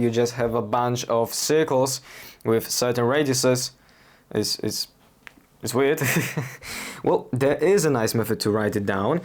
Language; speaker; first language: English; non-native, fluent; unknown